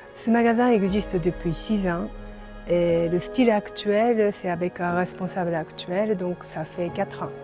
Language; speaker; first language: French; non-native, fluent; Japanese